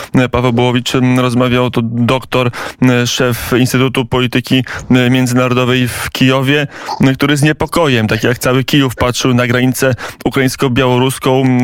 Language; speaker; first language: Polish; native; Polish